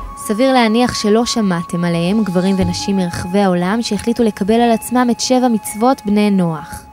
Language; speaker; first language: Hebrew; native; Hebrew